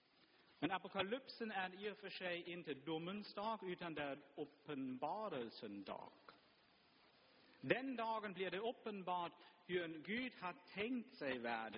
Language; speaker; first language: Swedish; non-native, fluent; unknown